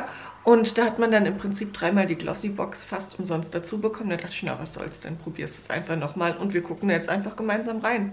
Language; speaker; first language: German; native; German